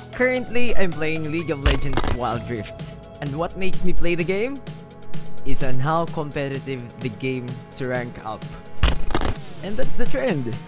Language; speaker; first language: English; non-native, local second language; Waray